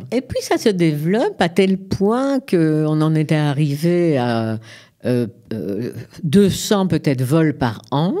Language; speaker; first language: French; native; French